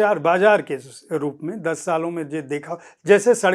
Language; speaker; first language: Hindi; native; Hindi